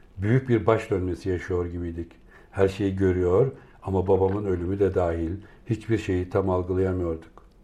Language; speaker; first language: Turkish; native; Turkish